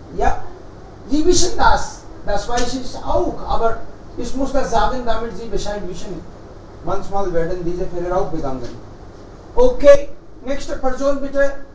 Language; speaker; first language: German; non-native, fluent; Hindi